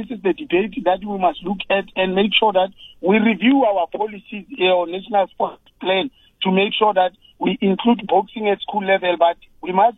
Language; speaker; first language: English; non-native, local second language; Tswana